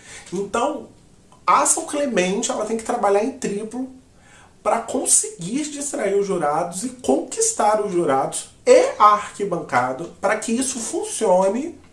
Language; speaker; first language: Portuguese; native; Portuguese